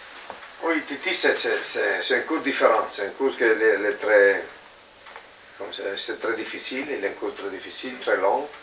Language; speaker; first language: French; non-native, fluent; Italian